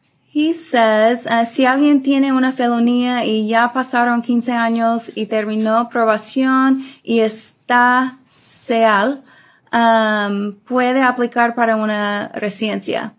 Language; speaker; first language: Spanish; non-native, fluent; English